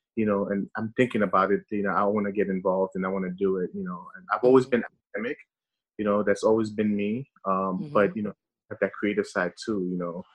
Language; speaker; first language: English; early bilingual, other home language; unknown